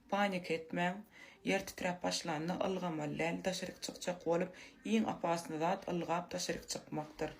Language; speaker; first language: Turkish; non-native, learner; Turkmen